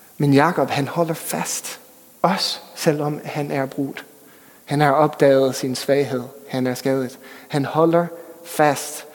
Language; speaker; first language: Danish; non-native, fluent; English